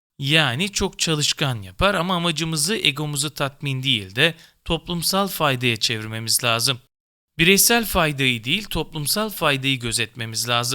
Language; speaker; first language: Turkish; native; Turkish